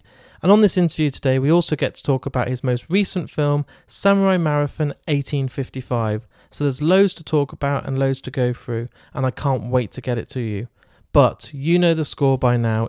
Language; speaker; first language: English; native; English